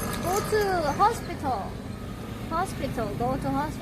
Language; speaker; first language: English; non-native, fluent; Korean